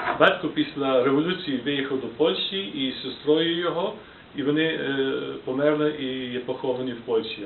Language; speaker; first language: Ukrainian; early bilingual, heritage; Ukrainian